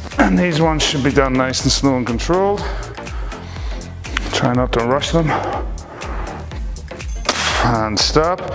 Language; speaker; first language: English; native; English